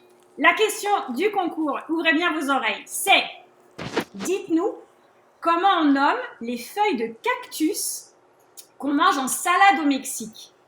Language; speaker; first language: French; native; French